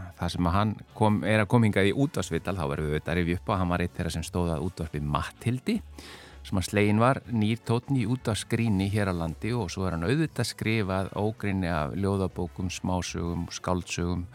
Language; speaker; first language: Icelandic; native; Icelandic